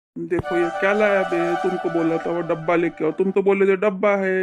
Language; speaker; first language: Hindi; non-native, local second language; Marathi